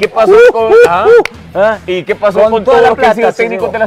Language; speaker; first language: Spanish; native; Spanish